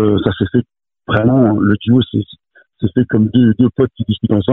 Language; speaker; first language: French; native; French